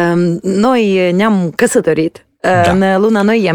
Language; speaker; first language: Romanian; native; Romanian